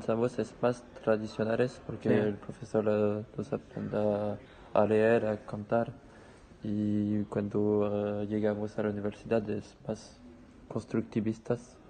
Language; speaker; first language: Spanish; non-native, learner; French